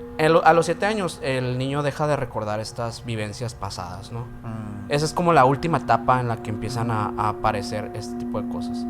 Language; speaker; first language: Spanish; native; Spanish